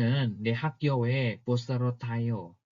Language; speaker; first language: Korean; non-native, fluent; Indonesian